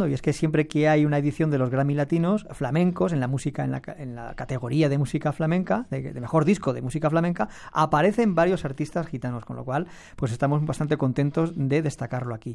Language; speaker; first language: Spanish; native; Spanish